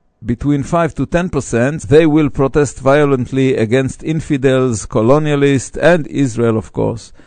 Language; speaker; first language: English; non-native, fluent; Hebrew